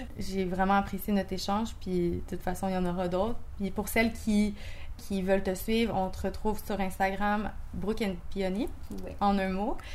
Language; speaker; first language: French; native; French